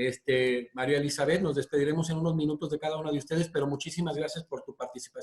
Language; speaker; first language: Spanish; native; Spanish